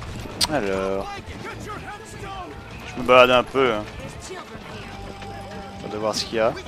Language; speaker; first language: French; native; French